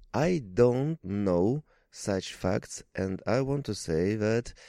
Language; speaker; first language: English; non-native, learner; Russian